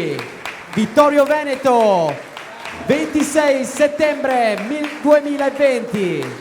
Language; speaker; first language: Italian; native; Italian